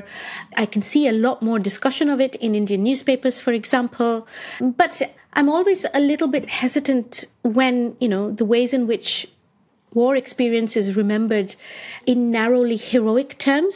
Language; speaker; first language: English; non-native, local second language; Bangla